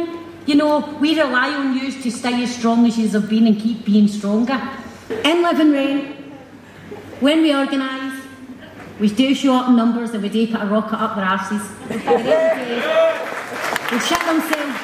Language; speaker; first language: English; native; English